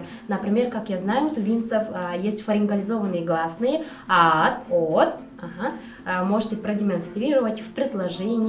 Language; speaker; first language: Russian; non-native, local second language; Yakut